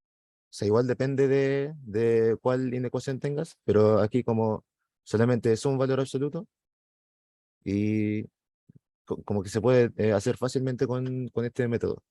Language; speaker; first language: Spanish; native; Spanish